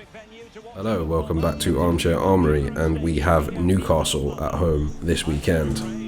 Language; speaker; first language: English; native; English